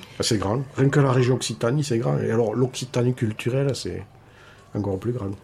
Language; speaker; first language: French; native; French